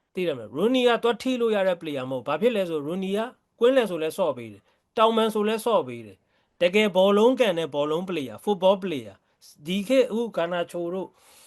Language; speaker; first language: Burmese; native; Burmese